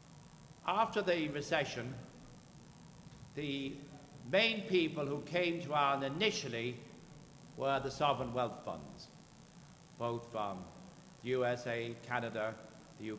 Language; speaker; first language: English; native; English